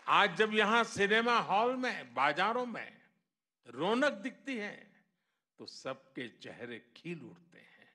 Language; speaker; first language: Hindi; non-native, local second language; Gujarati